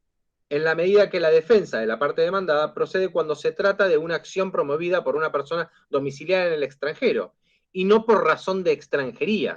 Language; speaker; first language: Spanish; native; Spanish